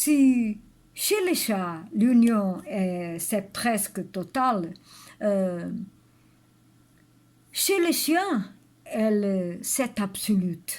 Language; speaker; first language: French; non-native, learner; Portuguese